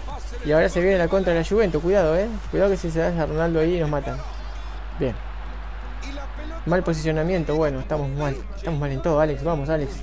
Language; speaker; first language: Spanish; native; Spanish